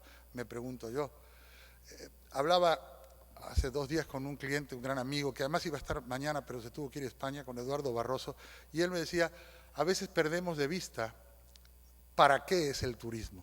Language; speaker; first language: Spanish; native; Spanish